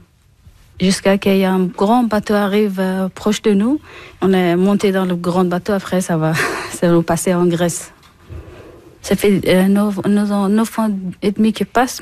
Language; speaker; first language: French; non-native, learner; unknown